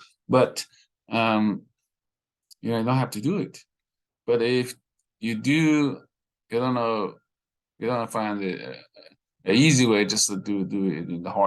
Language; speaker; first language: English; non-native, fluent; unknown